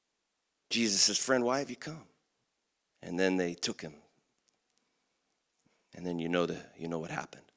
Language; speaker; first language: English; native; English